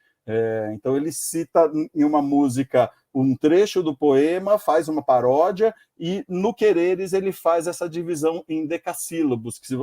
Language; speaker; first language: Portuguese; native; Portuguese